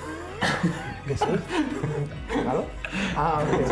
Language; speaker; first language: German; non-native, learner; Spanish